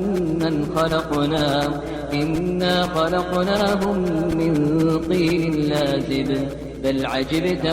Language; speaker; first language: Arabic; native; Arabic